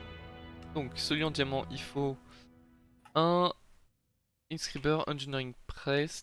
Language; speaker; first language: French; native; French